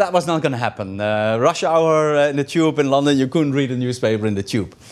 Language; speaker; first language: English; non-native, fluent; Dutch